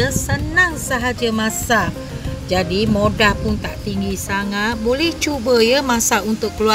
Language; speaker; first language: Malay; non-native, local second language; Chinese